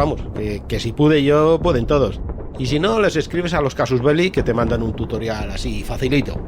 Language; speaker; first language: Spanish; native; Spanish